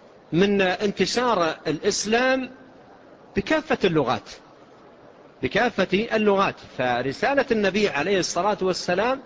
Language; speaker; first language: Arabic; native; Arabic